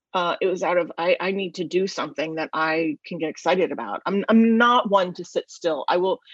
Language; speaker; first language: English; native; English